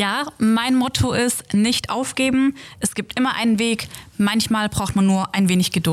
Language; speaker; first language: German; early bilingual, other home language; Turkish